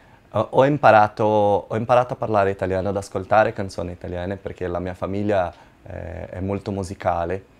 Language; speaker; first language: Italian; non-native, learner; Portuguese